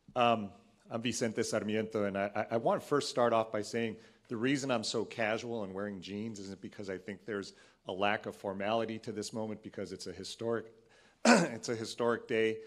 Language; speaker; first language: English; early bilingual, other home language; Spanish